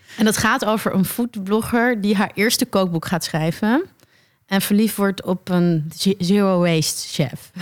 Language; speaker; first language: Dutch; native; Dutch